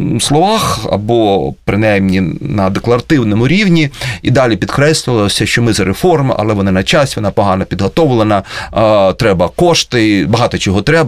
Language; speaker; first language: Ukrainian; native; Ukrainian